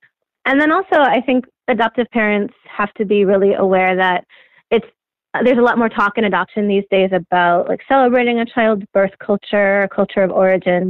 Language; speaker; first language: English; native; English